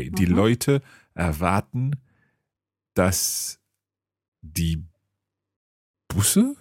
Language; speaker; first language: German; non-native, learner; English